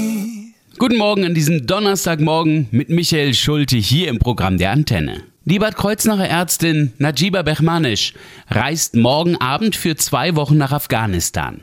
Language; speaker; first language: German; native; German